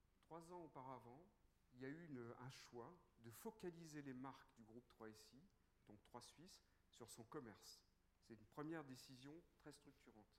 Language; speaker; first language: French; native; French